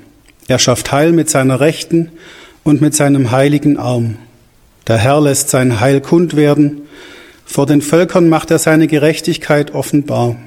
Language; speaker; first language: German; native; German